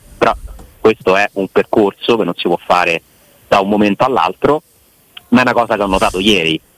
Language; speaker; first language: Italian; native; Italian